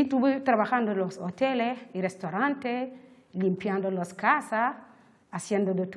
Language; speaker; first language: Spanish; non-native, learner; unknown